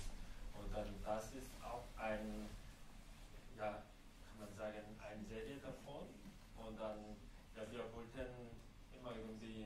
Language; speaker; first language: German; non-native, fluent; Korean